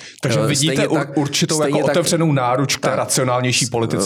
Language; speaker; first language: Czech; native; Czech